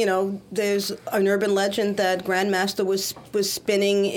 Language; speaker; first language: English; native; English